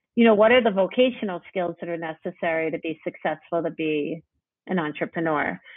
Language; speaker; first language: English; native; English